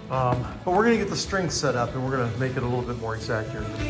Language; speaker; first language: English; native; English